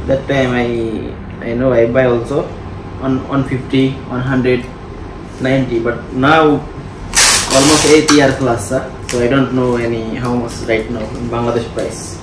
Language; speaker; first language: English; non-native, learner; Bangla